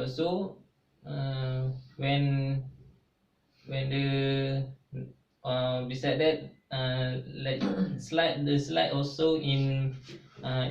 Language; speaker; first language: English; non-native, local second language; Malay